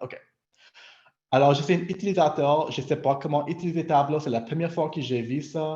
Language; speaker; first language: French; non-native, local second language; English